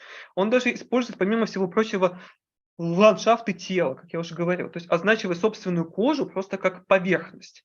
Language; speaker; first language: Russian; native; Russian